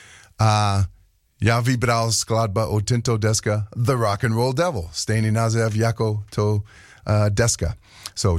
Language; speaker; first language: Czech; non-native, learner; English